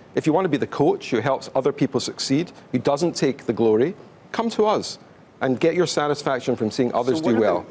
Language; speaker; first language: English; native; English